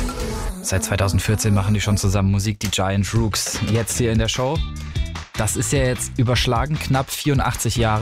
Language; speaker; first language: German; native; German